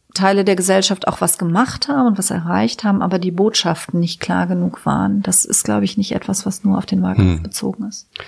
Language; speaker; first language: German; native; German